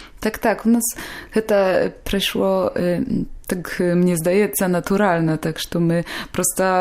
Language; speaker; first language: Belarusian; non-native, local second language; Polish